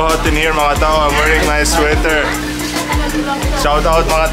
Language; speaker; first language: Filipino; non-native, learner; Arabic